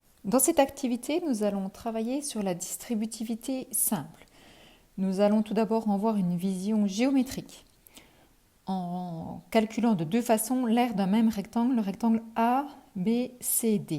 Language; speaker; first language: French; native; French